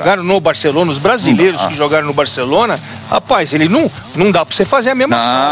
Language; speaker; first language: Portuguese; native; Portuguese